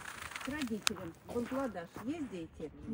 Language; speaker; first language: Russian; native; Russian